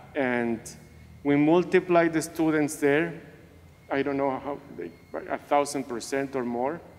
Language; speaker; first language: English; non-native, fluent; Spanish